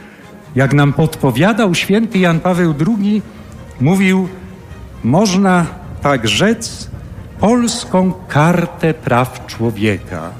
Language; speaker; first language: Polish; native; Polish